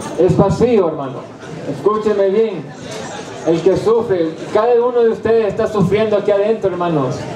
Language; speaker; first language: Spanish; non-native, fluent; English